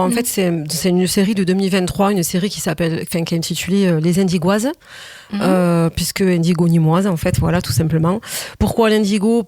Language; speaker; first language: French; native; French